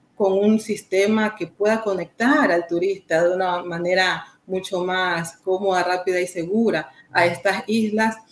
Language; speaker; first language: Spanish; native; Spanish